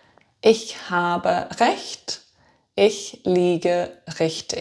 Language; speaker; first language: German; non-native, fluent; English